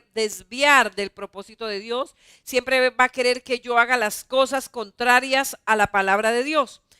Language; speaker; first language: Spanish; native; Spanish